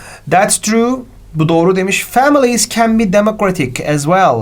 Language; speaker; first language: English; non-native, fluent; Turkish